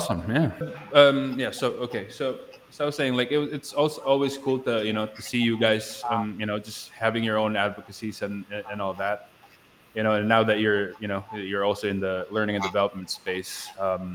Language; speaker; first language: English; non-native, local second language; Pampanga